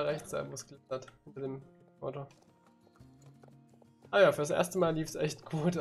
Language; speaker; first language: German; native; German